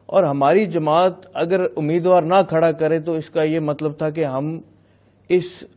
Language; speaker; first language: Urdu; non-native, local second language; Punjabi